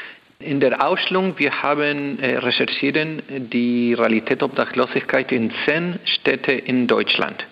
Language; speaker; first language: German; non-native, learner; Spanish